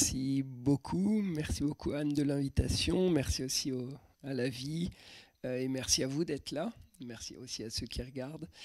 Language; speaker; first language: French; native; French